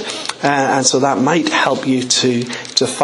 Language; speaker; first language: English; native; English